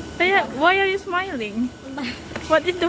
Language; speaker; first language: English; non-native, learner; Indonesian